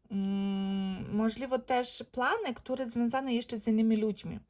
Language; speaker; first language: Polish; non-native, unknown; Ukrainian